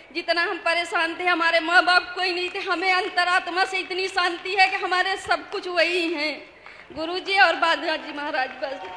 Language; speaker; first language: Hindi; native; Hindi